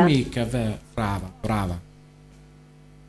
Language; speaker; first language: Italian; non-native, learner; English